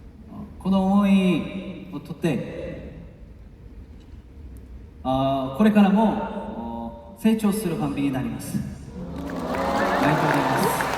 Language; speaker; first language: Japanese; non-native, learner; Korean